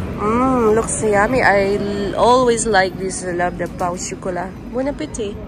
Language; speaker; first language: English; non-native, local second language; Filipino